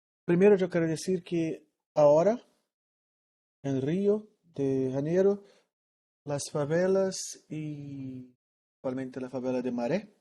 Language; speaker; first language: Spanish; non-native, learner; Portuguese